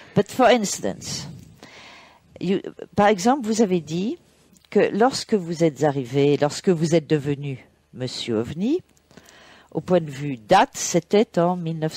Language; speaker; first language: French; native; French